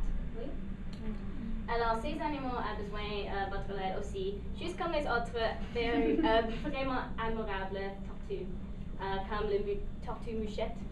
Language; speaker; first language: French; non-native, learner; English